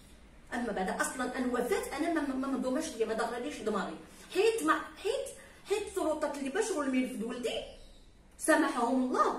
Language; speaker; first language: Arabic; native; Arabic